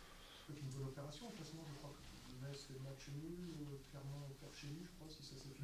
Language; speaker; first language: French; native; French